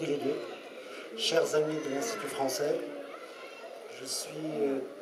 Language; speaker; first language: French; non-native, fluent; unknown